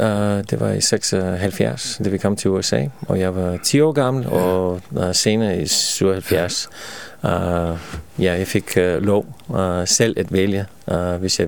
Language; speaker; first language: Danish; non-native, fluent; Russian